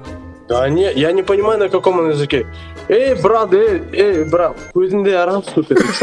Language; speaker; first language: Russian; native; Russian